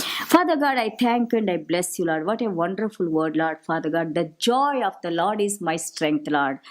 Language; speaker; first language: English; non-native, local second language; Telugu